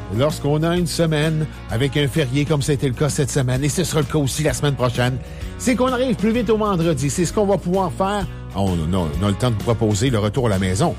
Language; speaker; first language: French; native; French